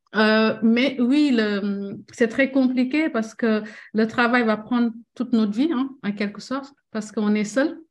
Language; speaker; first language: French; non-native, local second language; Wolof